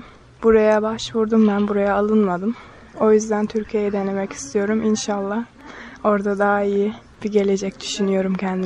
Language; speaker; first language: Turkish; early bilingual, other home language; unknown